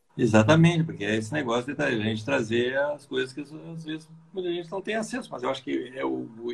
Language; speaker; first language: Portuguese; native; Portuguese